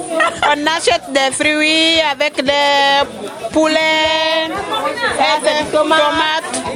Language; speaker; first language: French; non-native, learner; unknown